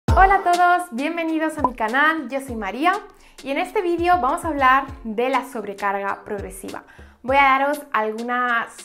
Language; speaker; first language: Spanish; native; Spanish